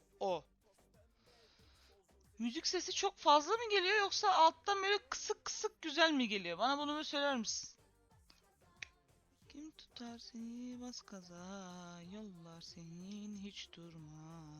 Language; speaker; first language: Turkish; native; Turkish